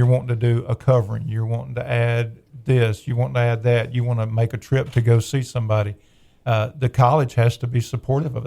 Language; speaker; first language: English; native; English